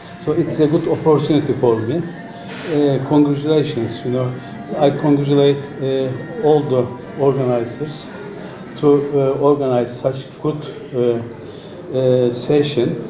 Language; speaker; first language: English; non-native, fluent; Turkish